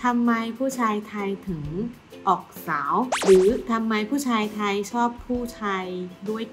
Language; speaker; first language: Thai; non-native, fluent; Chinese